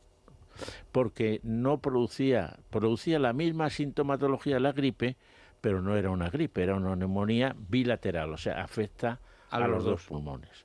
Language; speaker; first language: Spanish; native; Spanish